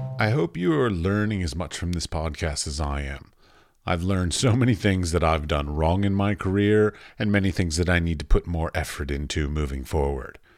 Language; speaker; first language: English; native; English